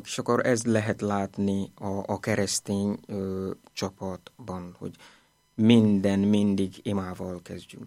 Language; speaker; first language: Hungarian; non-native, fluent; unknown